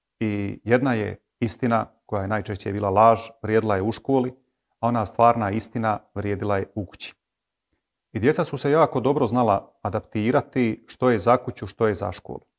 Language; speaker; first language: Croatian; native; Croatian